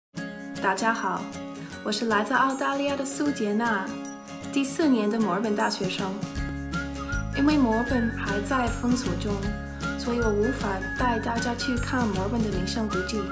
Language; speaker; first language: Chinese; non-native, fluent; English